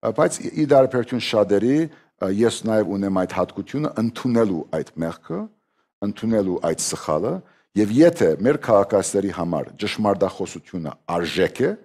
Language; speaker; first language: Armenian; early bilingual, heritage; Armenian